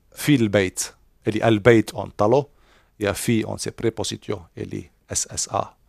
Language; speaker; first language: Finnish; non-native, fluent; Arabic